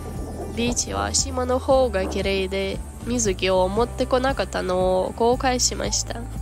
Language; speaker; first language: Japanese; non-native, fluent; Ukrainian